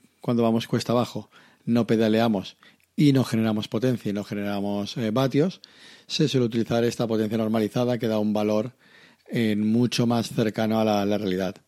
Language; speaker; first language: Spanish; native; Spanish